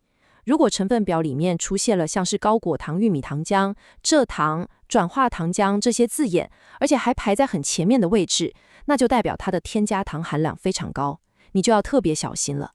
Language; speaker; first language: Chinese; native; Chinese